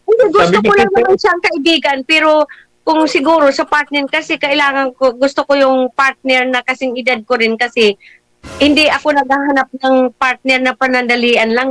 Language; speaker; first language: Filipino; non-native, local second language; Cebuano